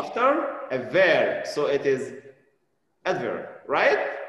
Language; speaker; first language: English; non-native, fluent; Arabic